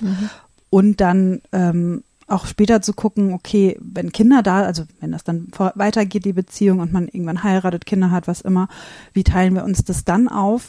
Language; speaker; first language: German; native; German